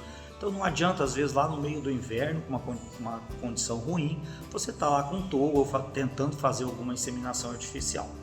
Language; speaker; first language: Portuguese; native; Portuguese